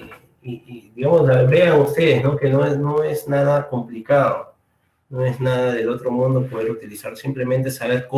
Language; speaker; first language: Spanish; native; Spanish